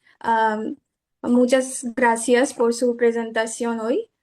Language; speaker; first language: Spanish; non-native, fluent; Bangla